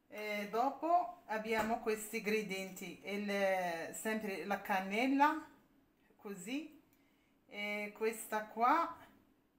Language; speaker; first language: Italian; non-native, learner; Arabic